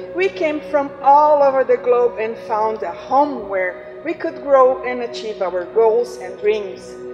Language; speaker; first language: English; non-native, fluent; Portuguese